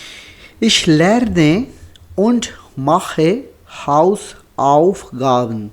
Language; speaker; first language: German; non-native, learner; Urdu